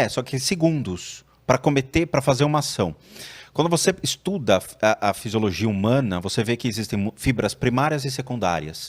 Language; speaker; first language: Portuguese; native; Portuguese